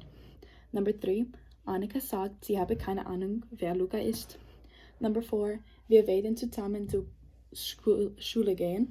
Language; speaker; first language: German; non-native, learner; English